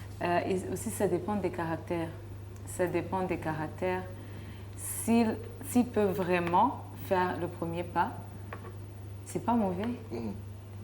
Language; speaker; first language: French; non-native, local second language; Rundi